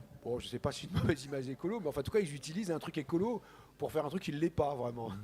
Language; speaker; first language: French; native; French